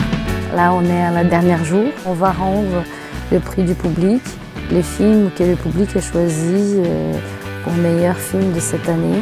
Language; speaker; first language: French; non-native, fluent; Portuguese